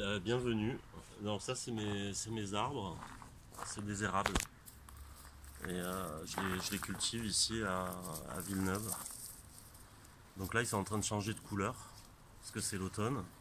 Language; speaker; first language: French; native; French